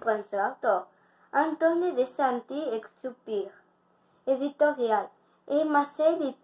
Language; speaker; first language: French; non-native, learner; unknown